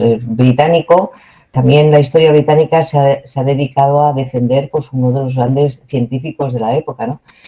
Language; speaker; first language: Spanish; native; Spanish